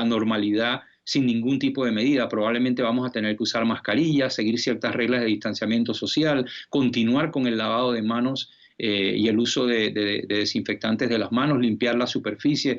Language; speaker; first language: Spanish; native; Spanish